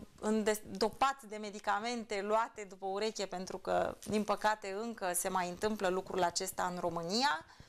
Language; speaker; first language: Romanian; native; Romanian